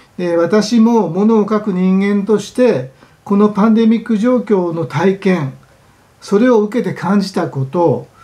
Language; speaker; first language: Japanese; native; Japanese